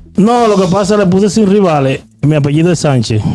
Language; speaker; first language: Spanish; native; Spanish